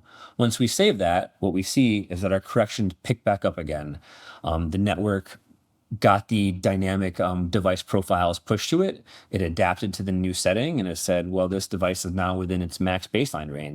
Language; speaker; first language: English; native; English